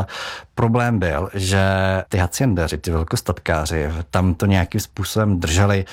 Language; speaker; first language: Czech; native; Czech